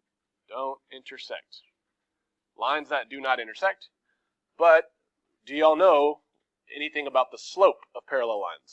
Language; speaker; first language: English; native; English